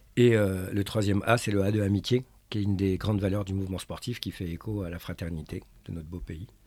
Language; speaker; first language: French; early bilingual, other home language; Arabic